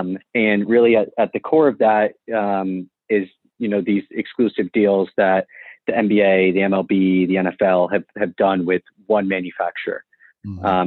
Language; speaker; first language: English; native; English